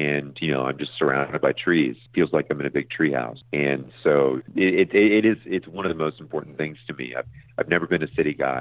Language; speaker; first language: English; native; English